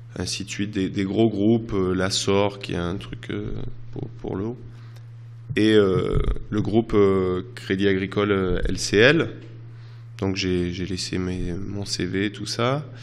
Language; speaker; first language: French; native; French